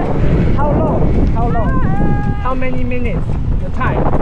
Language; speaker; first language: English; non-native, learner; Chinese